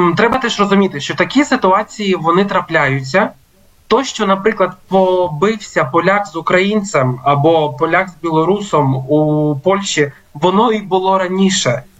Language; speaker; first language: Ukrainian; native; Ukrainian